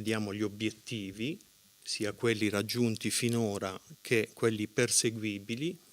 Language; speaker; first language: Italian; native; Italian